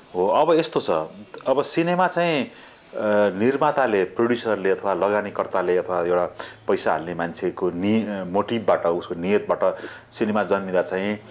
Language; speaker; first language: Nepali; native; Nepali